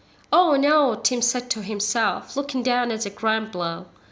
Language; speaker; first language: English; non-native, fluent; Azerbaijani